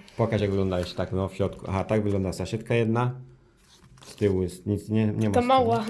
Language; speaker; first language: Polish; early bilingual, heritage; Polish